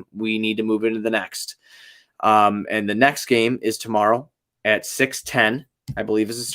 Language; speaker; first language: English; native; English